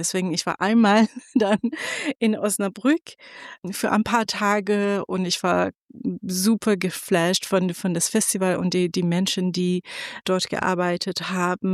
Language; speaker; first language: German; non-native, fluent; Persian